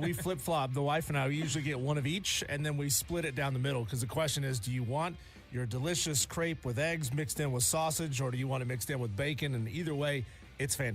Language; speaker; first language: English; native; English